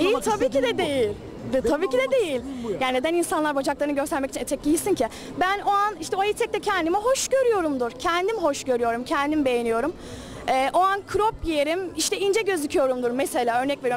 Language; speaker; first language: Turkish; native; Turkish